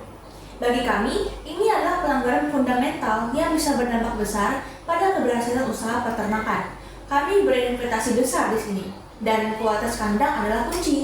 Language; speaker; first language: Indonesian; native; Indonesian